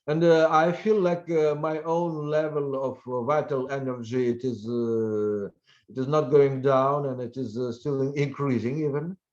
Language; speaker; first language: English; non-native, fluent; Russian